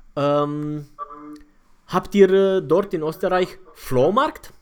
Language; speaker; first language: German; non-native, fluent; Romanian